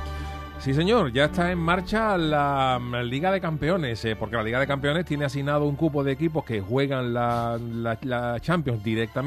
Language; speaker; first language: Spanish; native; Spanish